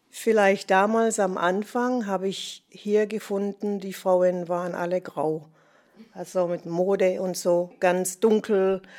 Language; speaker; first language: German; non-native, fluent; English